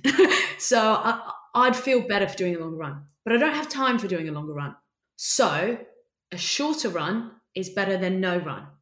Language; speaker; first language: English; native; English